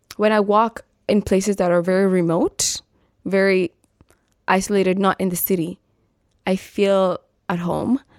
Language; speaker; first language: English; non-native, local second language; Meru